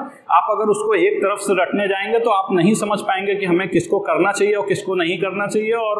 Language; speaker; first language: Hindi; native; Hindi